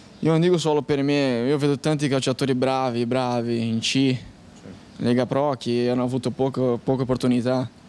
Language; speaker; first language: Italian; non-native, fluent; Portuguese